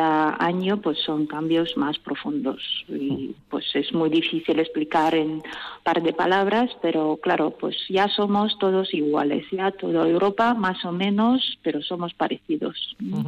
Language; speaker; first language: Spanish; non-native, fluent; Russian